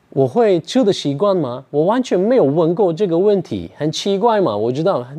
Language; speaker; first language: Chinese; non-native, fluent; Turkish